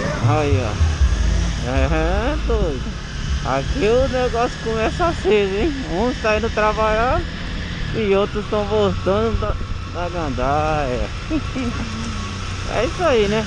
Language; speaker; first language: Portuguese; native; Portuguese